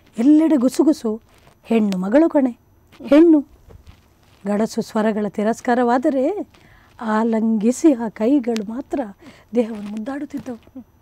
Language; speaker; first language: Kannada; non-native, local second language; Konkani